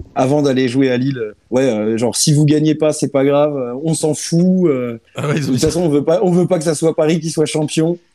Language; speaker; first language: French; native; French